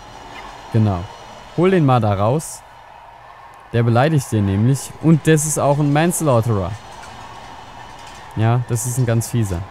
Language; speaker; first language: German; native; German